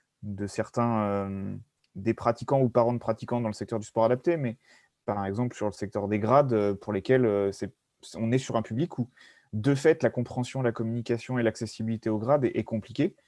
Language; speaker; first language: French; native; French